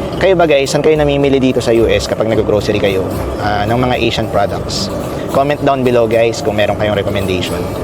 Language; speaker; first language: Filipino; native; Filipino